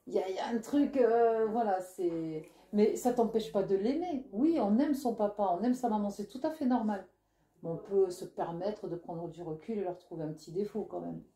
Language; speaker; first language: French; native; French